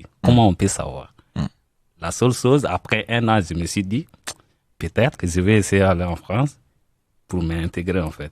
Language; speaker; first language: French; non-native, learner; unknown